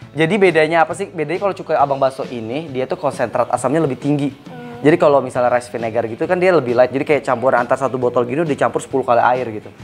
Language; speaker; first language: Indonesian; native; Indonesian